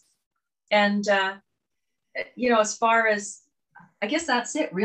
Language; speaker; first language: English; native; English